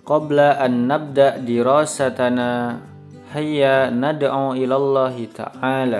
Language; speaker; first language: Arabic; non-native, fluent; Indonesian